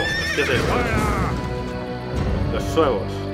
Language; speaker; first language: Spanish; native; Spanish